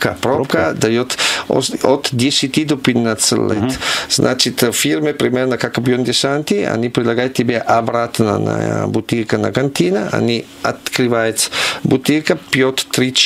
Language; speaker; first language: Russian; non-native, learner; Italian